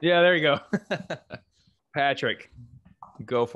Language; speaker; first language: English; native; English